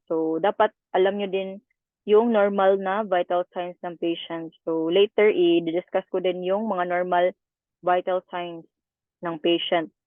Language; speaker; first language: Filipino; native; Filipino